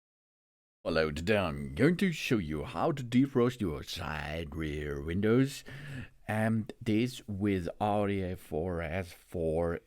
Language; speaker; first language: English; non-native, fluent; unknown